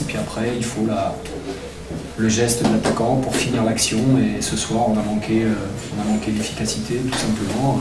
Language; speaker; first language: French; native; French